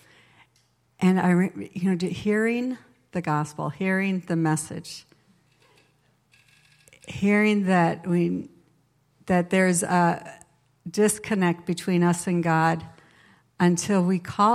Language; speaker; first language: English; native; English